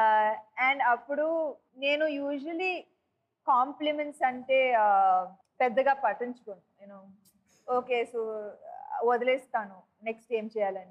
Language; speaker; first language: Telugu; non-native, local second language; Tamil